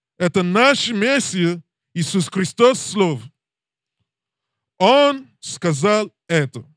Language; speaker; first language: Russian; non-native, learner; English